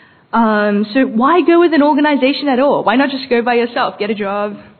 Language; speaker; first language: English; early bilingual, other home language; Chinese